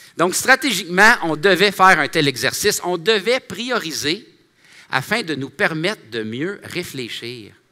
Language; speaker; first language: French; native; French